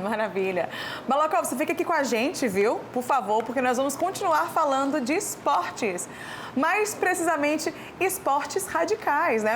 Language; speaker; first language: Portuguese; native; Portuguese